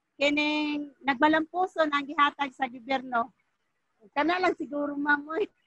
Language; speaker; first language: Cebuano; non-native, local second language; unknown